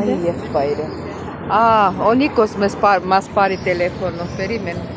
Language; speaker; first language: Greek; non-native, learner; Armenian